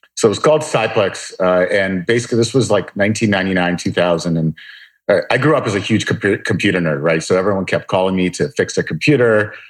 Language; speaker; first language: English; early bilingual, other home language; Russian